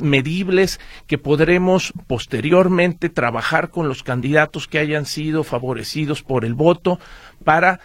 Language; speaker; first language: Spanish; native; Spanish